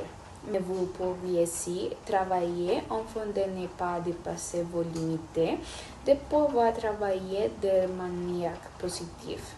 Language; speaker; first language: French; non-native, fluent; Spanish